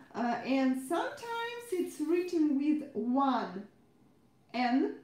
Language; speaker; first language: English; non-native, fluent; Russian